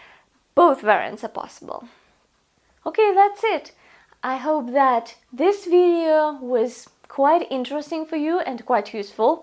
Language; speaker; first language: English; non-native, fluent; Russian